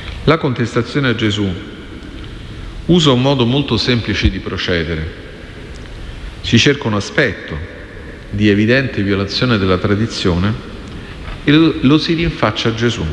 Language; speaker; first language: Italian; native; Italian